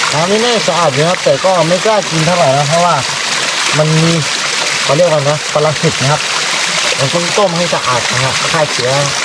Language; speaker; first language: Thai; non-native, local second language; Karen languages